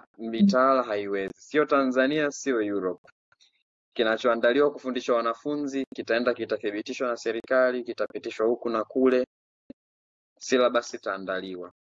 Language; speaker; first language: Swahili; native; Swahili